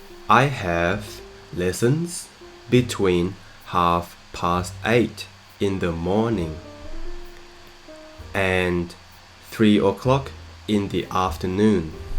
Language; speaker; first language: English; non-native, fluent; Thai